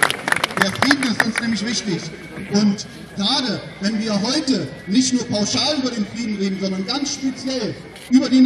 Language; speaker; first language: German; native; German